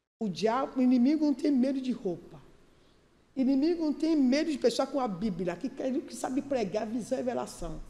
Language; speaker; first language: Portuguese; non-native, learner; Yoruba